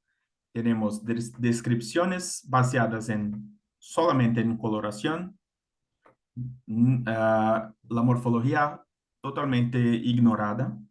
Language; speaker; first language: Spanish; non-native, fluent; Portuguese